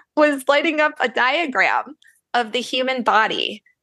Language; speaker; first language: English; native; English